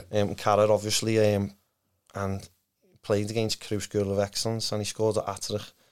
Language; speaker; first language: English; native; English